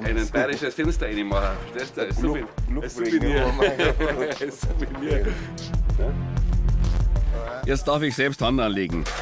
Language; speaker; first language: German; native; German